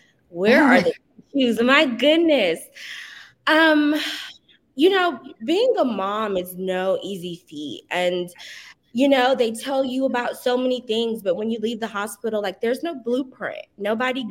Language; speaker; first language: English; native; English